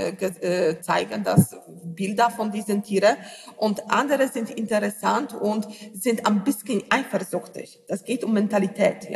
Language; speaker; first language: German; non-native, learner; Polish